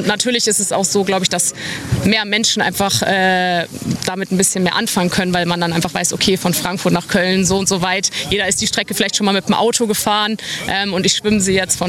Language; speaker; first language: German; native; German